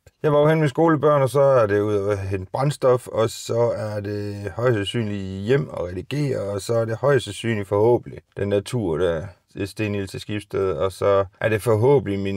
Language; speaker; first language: Danish; native; Danish